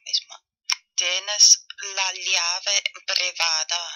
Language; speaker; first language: Spanish; non-native, fluent; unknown